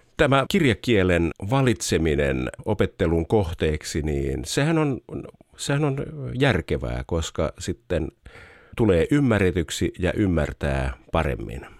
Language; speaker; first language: Finnish; native; Finnish